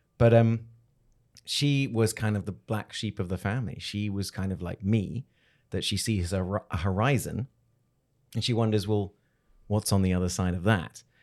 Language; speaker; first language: English; native; English